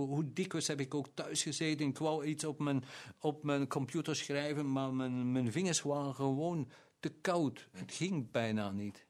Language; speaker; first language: Dutch; non-native, local second language; German